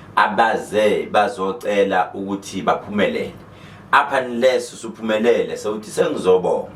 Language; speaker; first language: Zulu; native; Zulu